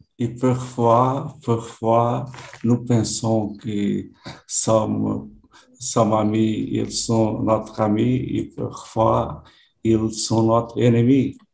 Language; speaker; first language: French; non-native, learner; Portuguese